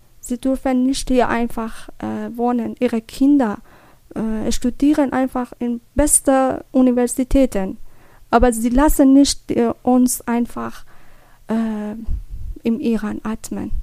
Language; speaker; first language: German; non-native, learner; Persian